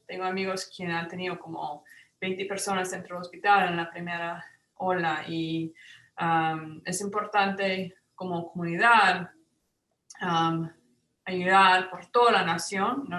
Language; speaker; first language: Spanish; non-native, fluent; English